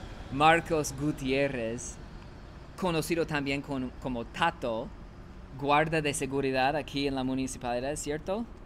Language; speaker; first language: Spanish; non-native, fluent; English